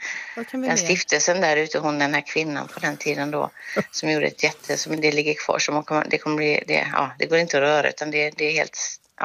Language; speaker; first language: Swedish; native; Swedish